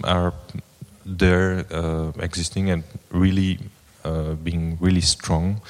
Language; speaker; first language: English; non-native, fluent; French